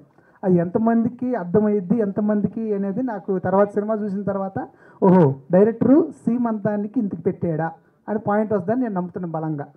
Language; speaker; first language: Telugu; native; Telugu